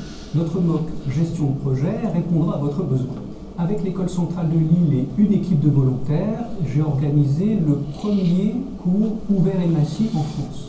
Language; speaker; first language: French; native; French